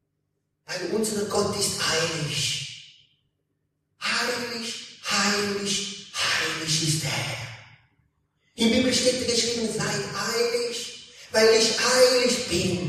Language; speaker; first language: German; non-native, learner; Italian